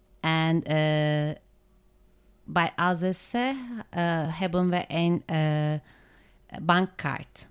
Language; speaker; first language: Dutch; non-native, learner; Turkish